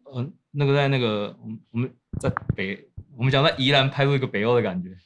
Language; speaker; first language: Chinese; native; Chinese